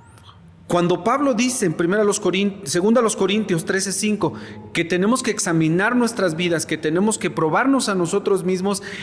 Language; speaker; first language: Spanish; native; Spanish